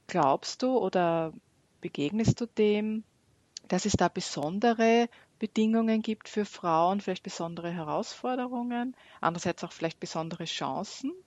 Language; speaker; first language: German; native; German